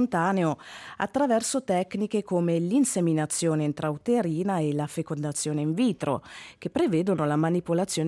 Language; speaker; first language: Italian; native; Italian